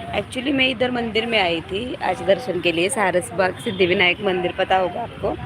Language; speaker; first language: Hindi; non-native, local second language; Marathi